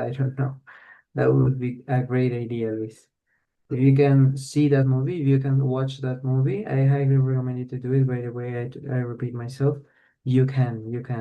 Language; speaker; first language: English; non-native, fluent; Spanish